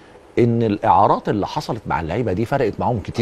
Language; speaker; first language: Arabic; native; Arabic